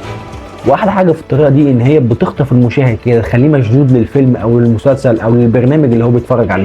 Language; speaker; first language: Arabic; native; Arabic